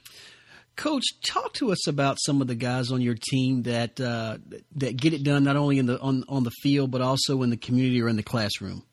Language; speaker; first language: English; native; English